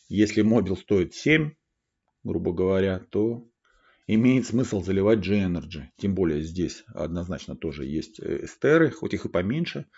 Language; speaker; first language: Russian; native; Russian